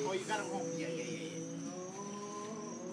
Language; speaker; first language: English; non-native, learner; Italian